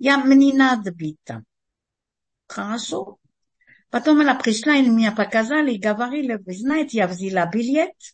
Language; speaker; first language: Russian; early bilingual, heritage; Russian